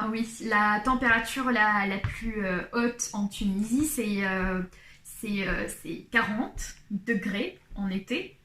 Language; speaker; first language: French; non-native, local second language; Arabic